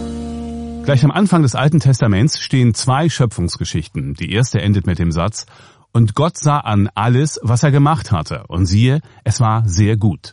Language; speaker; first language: German; native; German